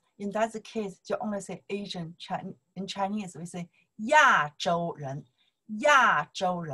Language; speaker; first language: English; non-native, learner; Chinese